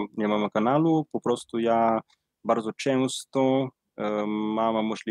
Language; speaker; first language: Polish; non-native, learner; Italian